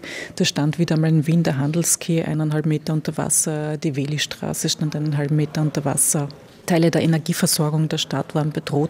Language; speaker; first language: German; native; German